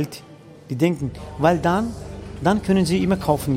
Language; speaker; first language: German; non-native, fluent; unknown